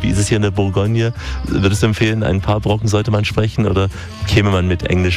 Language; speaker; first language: German; native; German